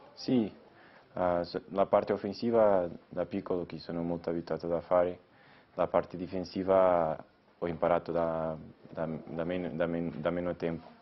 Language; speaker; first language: Italian; non-native, fluent; Portuguese